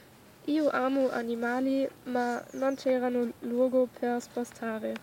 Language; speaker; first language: Italian; non-native, learner; German